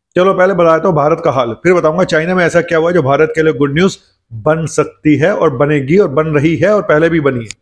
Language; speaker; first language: Hindi; native; Hindi